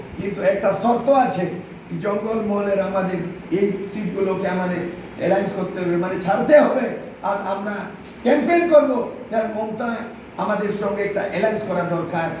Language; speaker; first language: Bangla; non-native, local second language; Santali